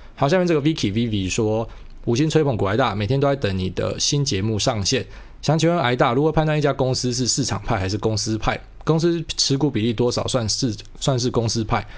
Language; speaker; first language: Chinese; native; Chinese